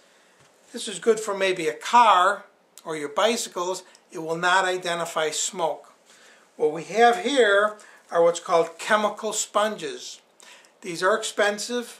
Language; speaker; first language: English; native; English